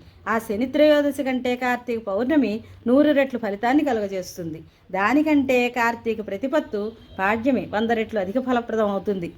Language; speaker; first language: Telugu; native; Telugu